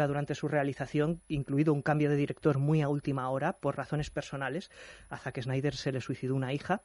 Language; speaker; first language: Spanish; native; Spanish